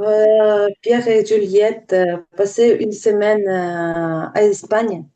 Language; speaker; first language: French; non-native, learner; Ukrainian